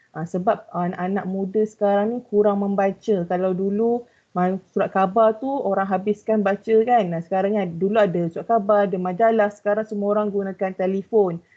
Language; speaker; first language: Malay; native; Malay